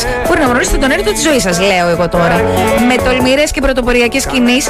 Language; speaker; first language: Greek; native; Greek